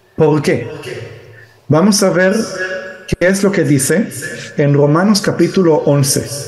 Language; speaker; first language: Spanish; early bilingual, heritage; Spanish